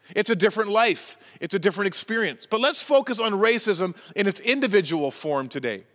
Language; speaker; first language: English; native; English